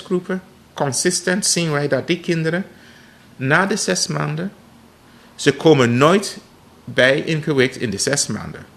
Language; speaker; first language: Dutch; non-native, fluent; English